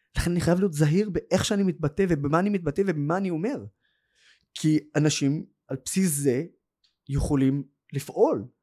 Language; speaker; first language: Hebrew; non-native, local second language; Arabic